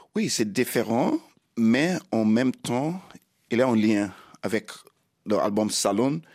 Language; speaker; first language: French; non-native, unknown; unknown